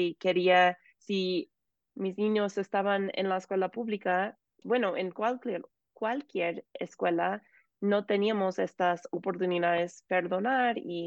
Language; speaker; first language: Spanish; non-native, fluent; English